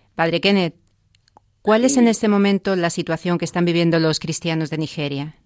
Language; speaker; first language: Spanish; non-native, fluent; Igbo